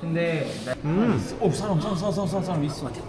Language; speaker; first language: Korean; non-native, learner; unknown